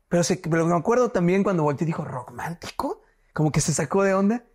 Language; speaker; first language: Spanish; native; Spanish